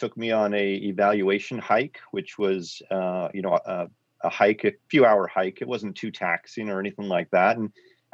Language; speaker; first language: English; native; English